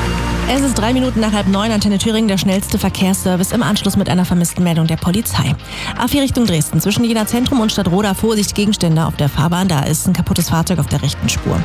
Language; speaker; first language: German; native; German